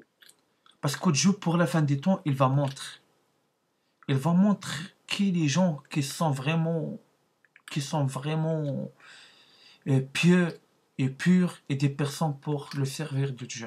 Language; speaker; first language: French; non-native, learner; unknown